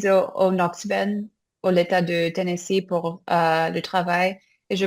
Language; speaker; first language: French; non-native, fluent; English